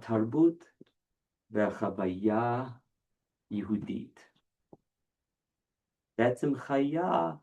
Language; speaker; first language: Hebrew; non-native, fluent; English